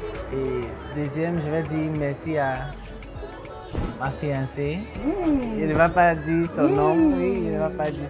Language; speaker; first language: French; non-native, local second language; English